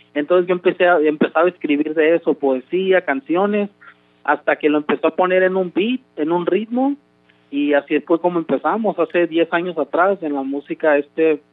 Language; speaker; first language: Spanish; early bilingual, heritage; Spanish